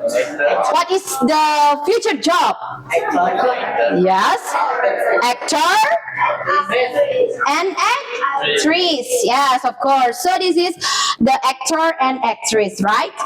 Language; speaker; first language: English; non-native, learner; Indonesian